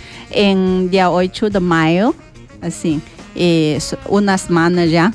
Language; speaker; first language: Spanish; non-native, learner; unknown